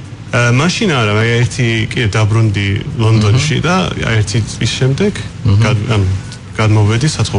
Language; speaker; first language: Georgian; non-native, fluent; English